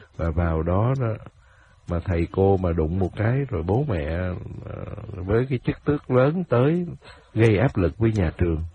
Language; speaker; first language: Vietnamese; native; Vietnamese